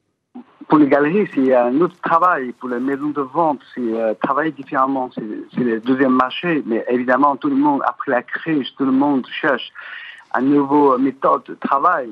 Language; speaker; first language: French; non-native, fluent; Chinese